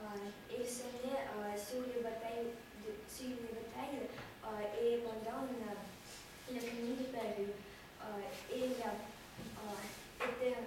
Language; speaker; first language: French; non-native, learner; Russian